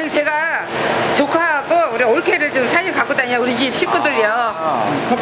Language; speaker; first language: Korean; native; Korean